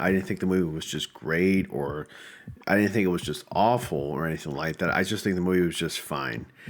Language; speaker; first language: English; native; English